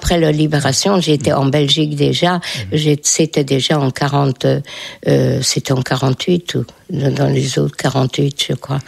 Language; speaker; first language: French; non-native, fluent; Hungarian